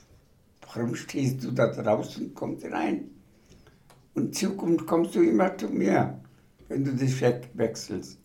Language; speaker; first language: German; non-native, fluent; Bangla